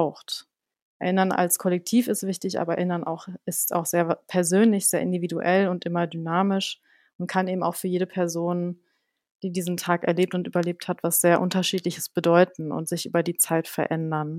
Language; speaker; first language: German; native; German